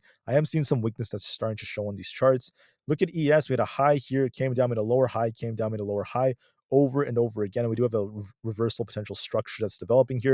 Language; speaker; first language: English; native; English